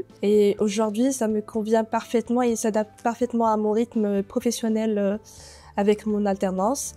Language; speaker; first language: French; non-native, local second language; Arabic